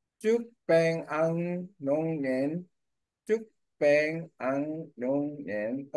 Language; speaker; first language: Vietnamese; non-native, learner; Korean